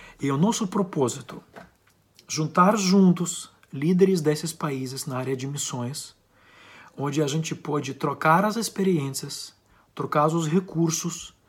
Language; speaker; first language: Portuguese; non-native, fluent; Ukrainian